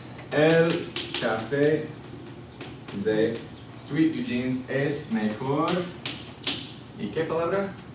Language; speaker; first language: Spanish; non-native, fluent; English